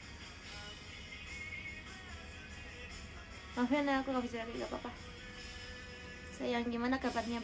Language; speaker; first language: Indonesian; native; Indonesian